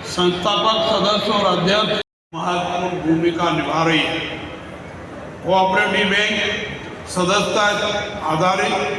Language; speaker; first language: Hindi; native; Hindi